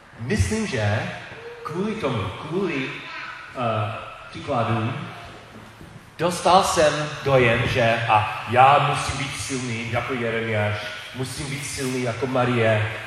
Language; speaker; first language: Czech; non-native, learner; English